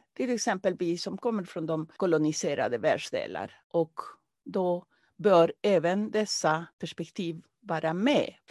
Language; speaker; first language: Swedish; non-native, fluent; Spanish